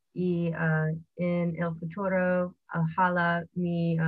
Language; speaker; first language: Spanish; non-native, learner; English